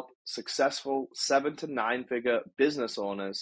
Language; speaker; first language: English; native; English